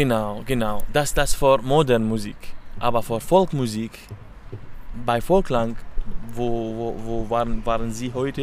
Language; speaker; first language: German; non-native, learner; Arabic